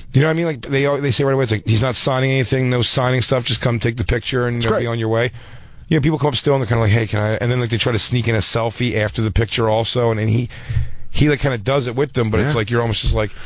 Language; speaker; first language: English; native; English